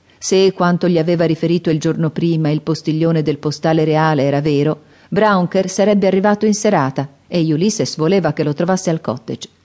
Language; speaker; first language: Italian; native; Italian